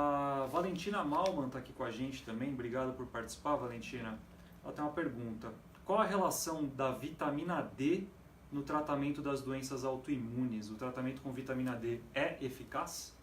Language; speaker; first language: Portuguese; native; Portuguese